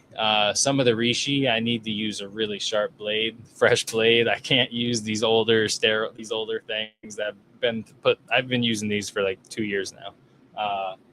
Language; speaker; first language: English; native; English